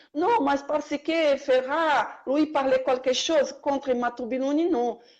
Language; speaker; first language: French; non-native, learner; Portuguese